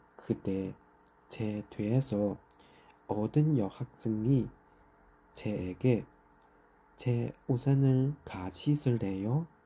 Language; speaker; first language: Korean; non-native, learner; Chinese